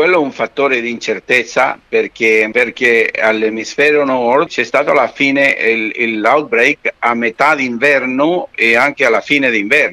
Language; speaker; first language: Italian; non-native, fluent; Spanish